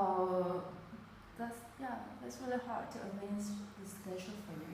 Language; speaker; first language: English; non-native, fluent; Vietnamese